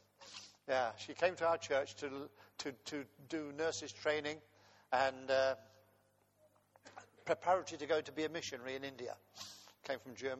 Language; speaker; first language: English; native; English